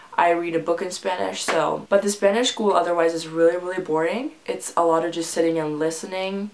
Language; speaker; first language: English; non-native, fluent; Finnish